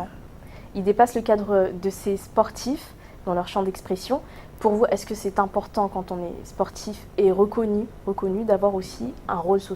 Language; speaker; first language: French; native; French